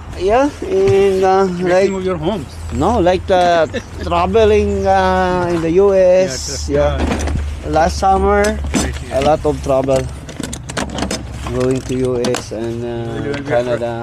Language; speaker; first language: English; non-native, learner; Filipino